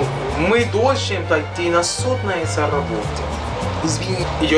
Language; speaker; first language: Russian; non-native, learner; Spanish